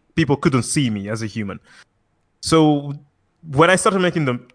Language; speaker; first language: English; non-native, fluent; Italian